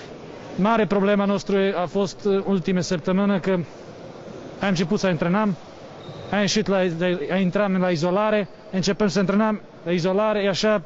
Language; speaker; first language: Romanian; non-native, fluent; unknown